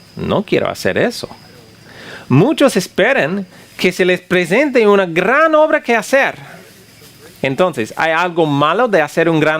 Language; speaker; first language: Spanish; non-native, fluent; English